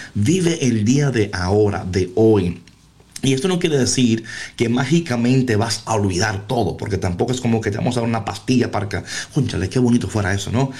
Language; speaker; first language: Spanish; early bilingual, heritage; Spanish